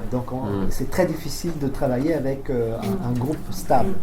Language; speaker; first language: French; non-native, fluent; Italian